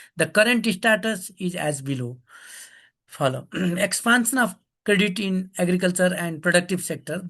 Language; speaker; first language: English; non-native, local second language; Nepali